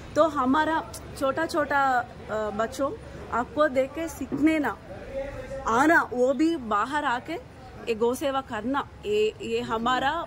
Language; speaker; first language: Hindi; non-native, local second language; Telugu